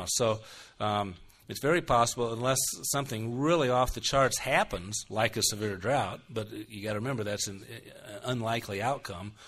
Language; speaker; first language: English; native; English